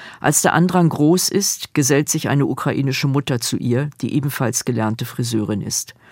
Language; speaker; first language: German; native; German